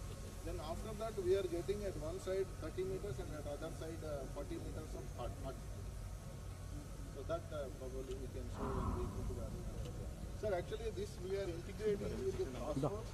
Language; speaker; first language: English; non-native, local second language; Telugu